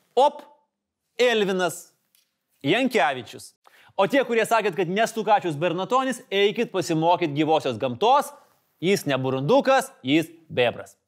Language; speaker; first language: Lithuanian; native; Lithuanian